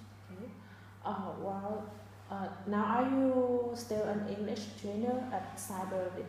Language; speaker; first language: English; non-native, fluent; Vietnamese